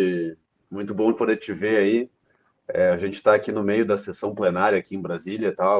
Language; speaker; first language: Portuguese; native; Portuguese